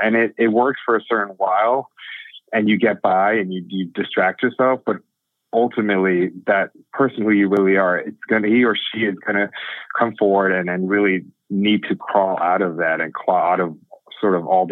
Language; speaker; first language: English; native; English